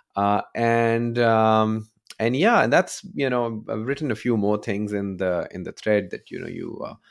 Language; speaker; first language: English; non-native, local second language; Urdu